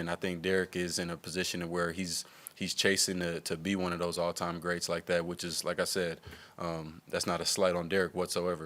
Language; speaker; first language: English; native; English